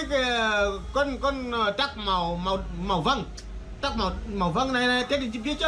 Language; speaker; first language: Vietnamese; non-native, learner; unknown